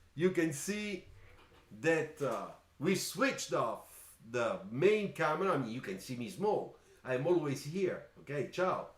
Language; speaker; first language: English; non-native, fluent; Italian